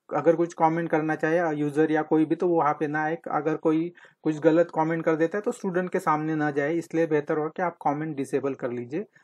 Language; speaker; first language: Hindi; non-native, local second language; Marathi